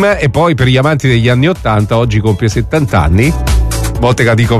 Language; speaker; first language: Italian; native; Italian